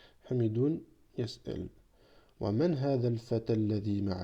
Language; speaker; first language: Arabic; non-native, fluent; French